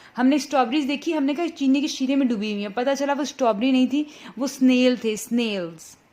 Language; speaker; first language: Urdu; native; Urdu